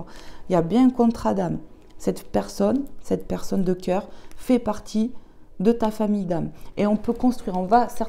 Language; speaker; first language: French; native; French